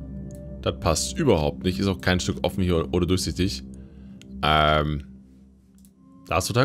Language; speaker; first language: German; native; German